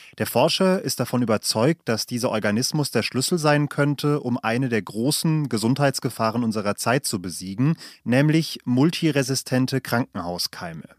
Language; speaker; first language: German; native; German